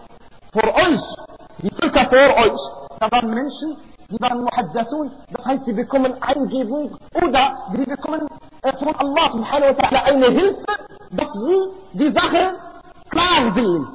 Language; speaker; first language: German; non-native, fluent; Arabic